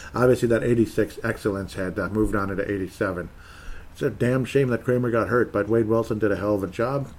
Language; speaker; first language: English; native; English